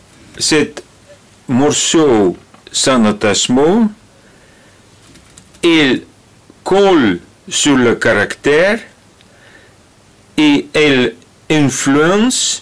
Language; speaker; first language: French; non-native, learner; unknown